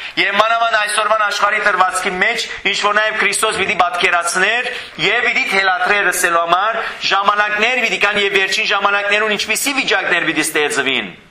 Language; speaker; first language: Armenian; native; Armenian